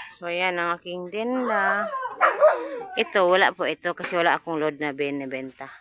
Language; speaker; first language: Filipino; non-native, local second language; Cebuano